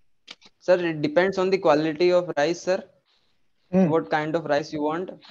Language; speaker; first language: English; non-native, local second language; Hindi